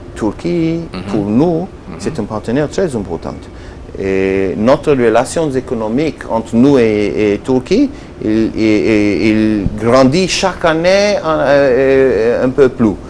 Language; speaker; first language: French; non-native, learner; Hebrew